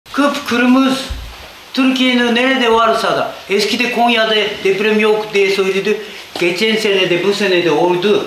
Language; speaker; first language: Turkish; non-native, learner; Japanese